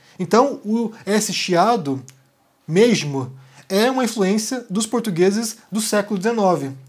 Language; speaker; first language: Portuguese; native; Portuguese